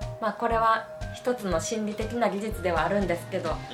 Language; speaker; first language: Japanese; native; Japanese